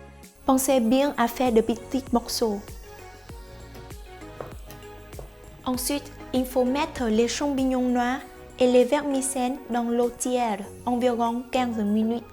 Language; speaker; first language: French; non-native, fluent; Vietnamese